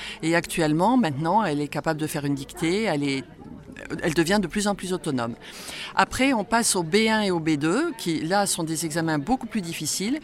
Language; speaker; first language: French; native; French